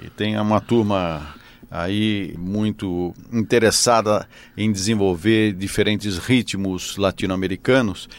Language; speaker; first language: Portuguese; native; Portuguese